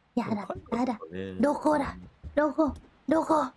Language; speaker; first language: Japanese; non-native, learner; Thai